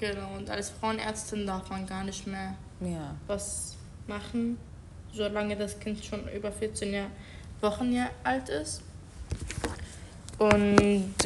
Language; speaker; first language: German; non-native, learner; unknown